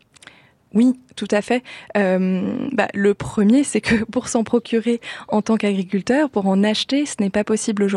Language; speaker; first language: French; native; French